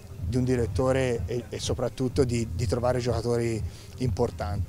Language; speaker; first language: Italian; native; Italian